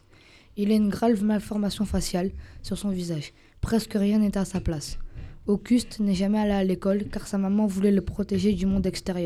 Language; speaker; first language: French; native; French